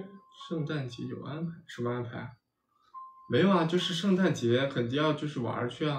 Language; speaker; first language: Chinese; native; Chinese